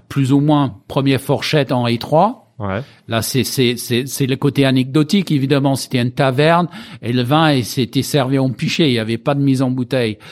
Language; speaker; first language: French; non-native, fluent; English